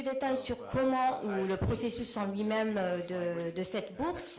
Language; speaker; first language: French; non-native, local second language; Arabic